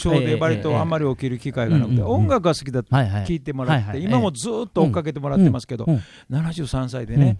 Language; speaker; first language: Japanese; native; Japanese